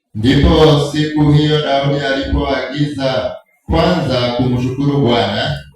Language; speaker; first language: Swahili; non-native, local second language; Gusii